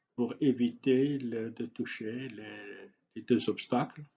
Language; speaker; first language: French; non-native, local second language; Arabic